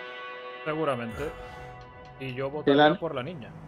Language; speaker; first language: Spanish; native; Spanish